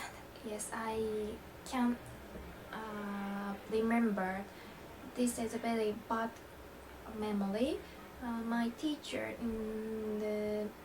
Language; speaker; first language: English; non-native, learner; Japanese